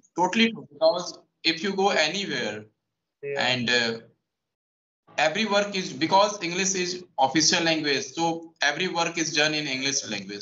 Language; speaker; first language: English; non-native, local second language; Hindi